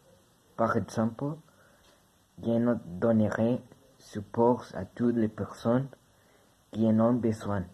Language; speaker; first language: French; non-native, learner; Spanish